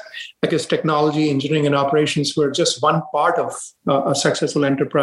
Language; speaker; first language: English; non-native, local second language; Hindi